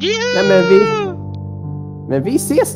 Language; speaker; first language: Swedish; native; Swedish